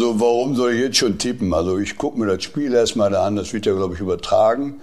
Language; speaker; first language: German; native; German